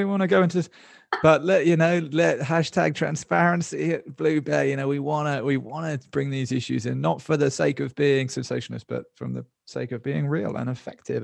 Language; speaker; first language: English; native; English